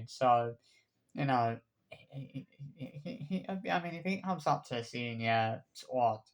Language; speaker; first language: English; native; English